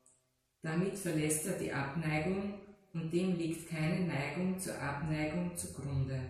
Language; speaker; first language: German; native; German